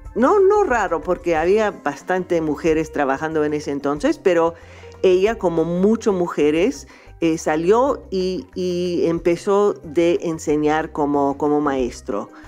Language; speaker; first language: Spanish; non-native, fluent; English